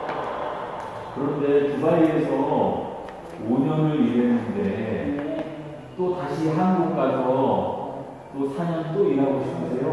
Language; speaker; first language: Korean; native; Korean